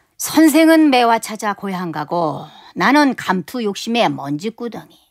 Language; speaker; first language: Korean; native; Korean